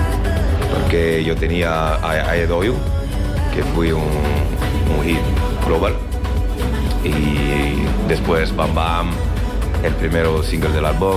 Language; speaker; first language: Spanish; non-native, learner; French